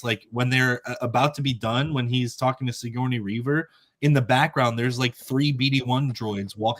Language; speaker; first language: English; native; English